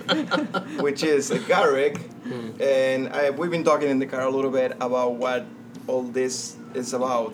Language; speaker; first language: English; non-native, fluent; Spanish